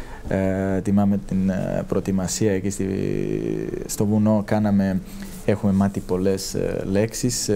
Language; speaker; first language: Greek; non-native, fluent; Serbian